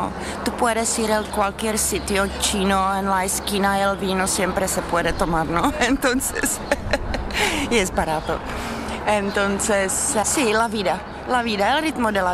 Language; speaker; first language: Spanish; non-native, fluent; Czech